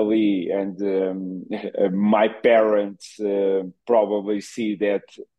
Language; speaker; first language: English; non-native, fluent; Portuguese